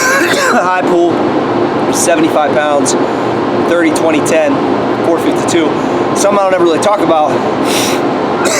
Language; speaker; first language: English; native; English